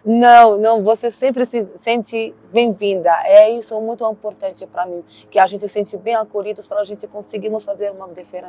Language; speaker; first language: Portuguese; non-native, learner; Arabic